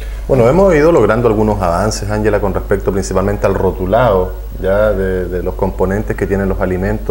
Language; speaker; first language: Spanish; native; Spanish